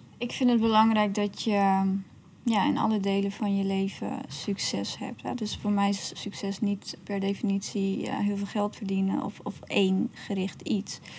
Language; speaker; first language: Dutch; early bilingual, other home language; Persian